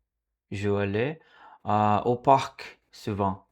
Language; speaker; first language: French; non-native, learner; Portuguese